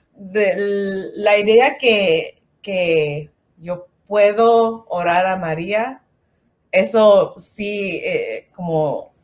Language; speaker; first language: Spanish; non-native, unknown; English